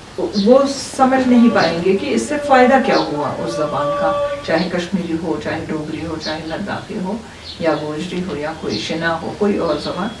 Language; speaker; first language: Urdu; non-native, local second language; Kashmiri